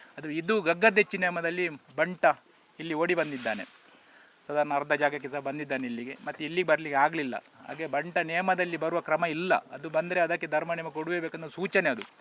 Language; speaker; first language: Kannada; native; Kannada